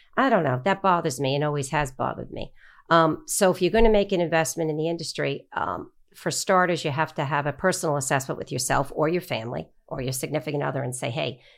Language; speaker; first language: English; native; English